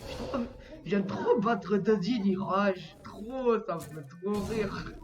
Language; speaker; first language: French; native; French